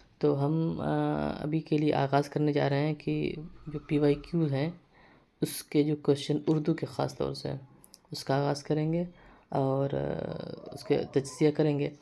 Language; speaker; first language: Urdu; native; Urdu